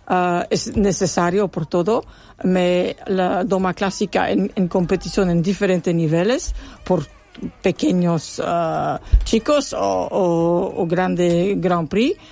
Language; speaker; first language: Spanish; non-native, learner; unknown